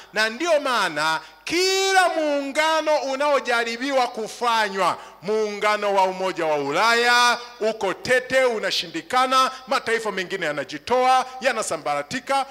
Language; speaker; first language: Swahili; native; Swahili